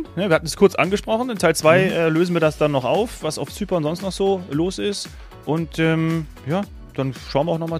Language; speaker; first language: German; native; German